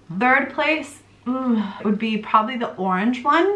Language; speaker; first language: English; native; English